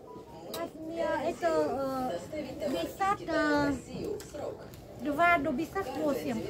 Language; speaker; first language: Russian; non-native, learner; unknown